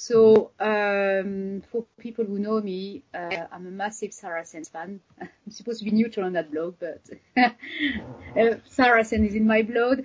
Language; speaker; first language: English; non-native, fluent; French